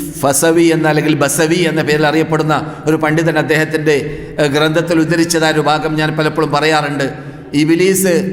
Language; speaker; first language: Malayalam; native; Malayalam